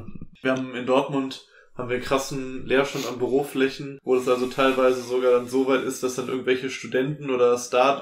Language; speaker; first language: German; native; German